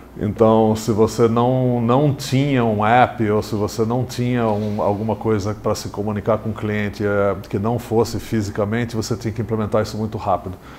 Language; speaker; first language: Portuguese; early bilingual, other home language; English